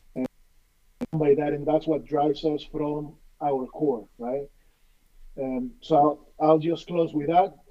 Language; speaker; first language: English; non-native, fluent; Spanish